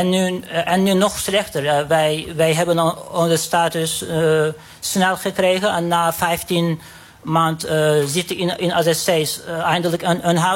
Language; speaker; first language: Dutch; non-native, fluent; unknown